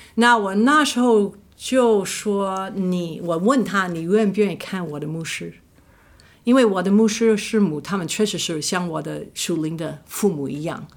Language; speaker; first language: Chinese; non-native, fluent; English